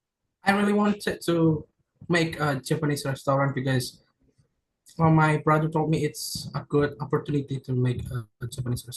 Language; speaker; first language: English; non-native, learner; Indonesian